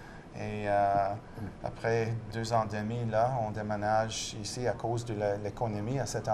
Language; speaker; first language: French; non-native, local second language; English